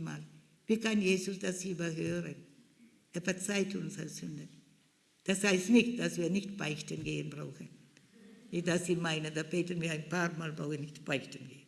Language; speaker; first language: German; non-native, fluent; Malayalam